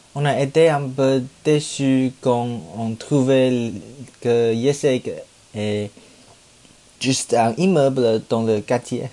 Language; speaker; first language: French; non-native, learner; Chinese